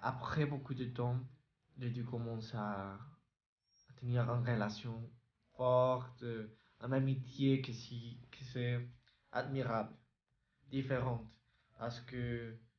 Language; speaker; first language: French; non-native, learner; Spanish